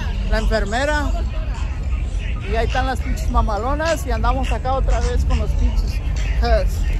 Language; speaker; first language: Spanish; early bilingual, heritage; Spanish